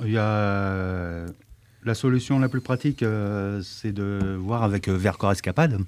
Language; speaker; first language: French; native; French